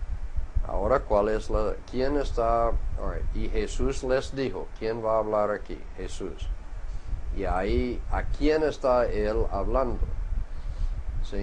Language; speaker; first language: Spanish; non-native, fluent; English